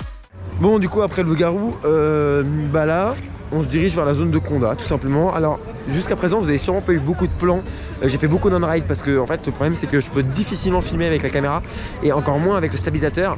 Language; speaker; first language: French; native; French